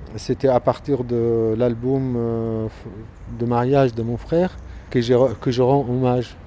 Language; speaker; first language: French; non-native, fluent; Arabic